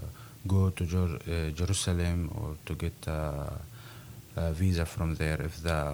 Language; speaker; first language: English; non-native, learner; Arabic